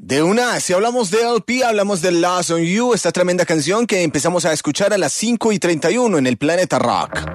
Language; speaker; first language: Spanish; native; Spanish